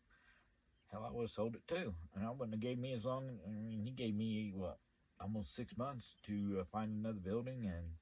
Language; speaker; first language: English; native; English